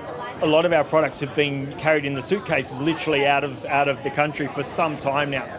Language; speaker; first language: English; native; English